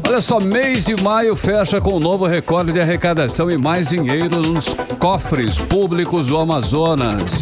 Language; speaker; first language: Portuguese; native; Portuguese